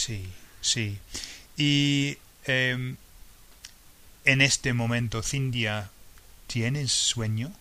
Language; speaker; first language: Spanish; non-native, fluent; English